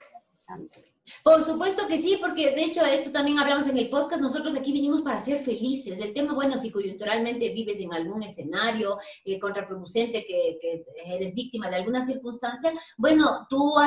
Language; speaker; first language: Spanish; native; Spanish